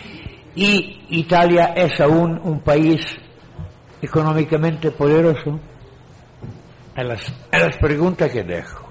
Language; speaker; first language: Spanish; non-native, fluent; Italian